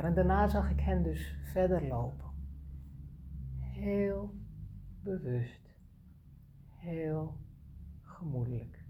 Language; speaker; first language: Dutch; native; Dutch